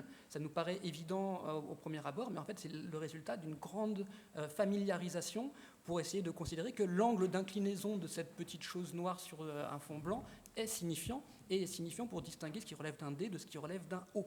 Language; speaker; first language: French; native; French